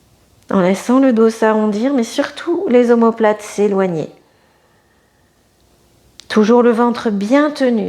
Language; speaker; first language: French; native; French